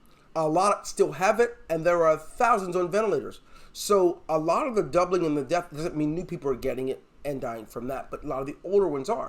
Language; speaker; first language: English; native; English